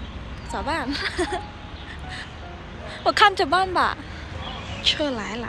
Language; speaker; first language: Chinese; non-native, fluent; Vietnamese